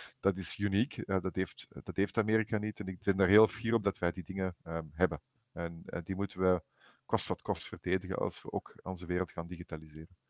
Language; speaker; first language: Dutch; native; Dutch